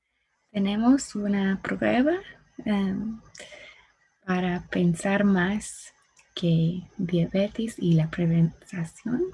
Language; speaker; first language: Spanish; non-native, learner; English